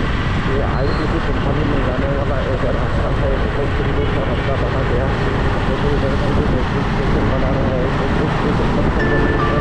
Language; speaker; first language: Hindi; non-native, local second language; Bodo